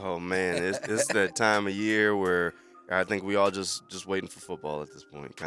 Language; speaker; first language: English; native; English